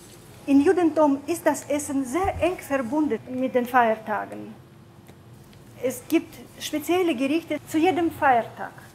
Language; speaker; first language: German; non-native, fluent; Russian